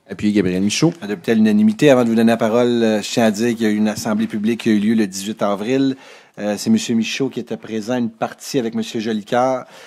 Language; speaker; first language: French; native; French